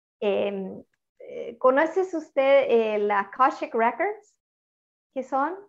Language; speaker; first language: Spanish; non-native, fluent; Italian